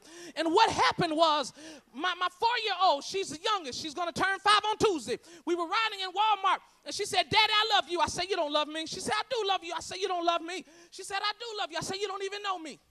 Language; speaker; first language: English; native; English